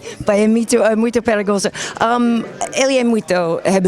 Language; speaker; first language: Portuguese; non-native, learner; English